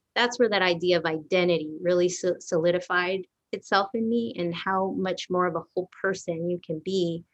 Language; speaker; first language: English; native; English